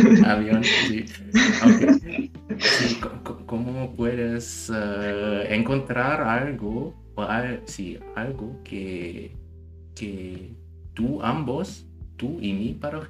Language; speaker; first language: Spanish; non-native, learner; German